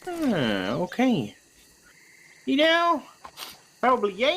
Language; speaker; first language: French; native; French